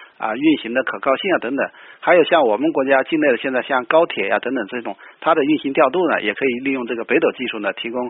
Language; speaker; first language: Chinese; native; Chinese